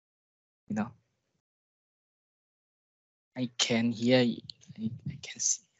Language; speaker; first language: English; non-native, learner; Vietnamese